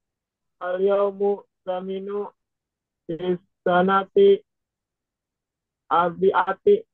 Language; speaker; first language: Arabic; non-native, learner; Indonesian